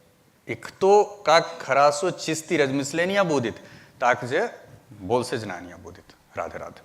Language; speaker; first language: Russian; non-native, learner; Hindi